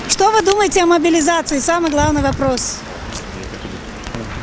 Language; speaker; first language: Russian; non-native, local second language; Tajik